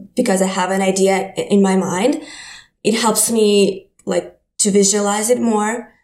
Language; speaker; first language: English; non-native, fluent; Ukrainian